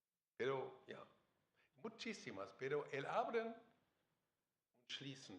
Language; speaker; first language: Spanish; non-native, fluent; German